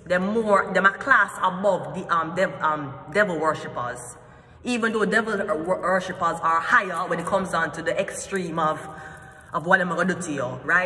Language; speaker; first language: English; native; English